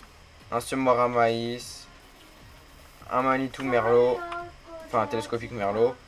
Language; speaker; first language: French; native; French